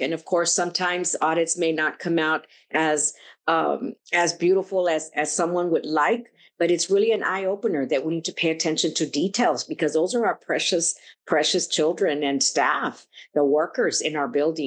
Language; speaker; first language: English; early bilingual, other home language; Spanish